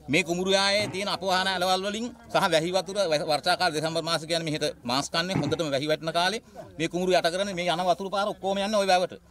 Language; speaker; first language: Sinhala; native; Sinhala